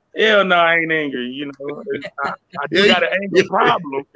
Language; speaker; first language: English; native; English